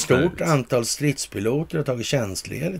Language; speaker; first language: Swedish; native; Swedish